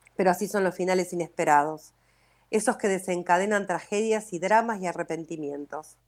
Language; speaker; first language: Spanish; native; Spanish